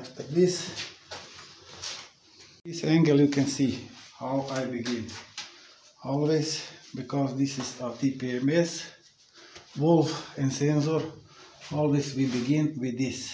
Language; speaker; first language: English; non-native, learner; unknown